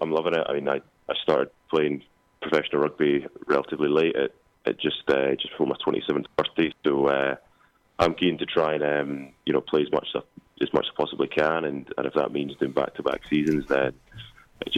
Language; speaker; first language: English; native; English